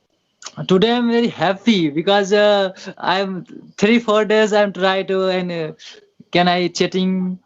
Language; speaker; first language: English; non-native, learner; Hindi